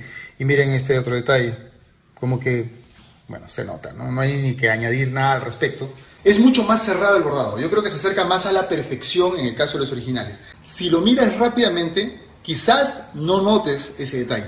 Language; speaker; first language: Spanish; native; Spanish